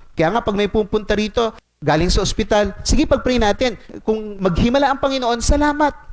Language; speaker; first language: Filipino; non-native, local second language; Cebuano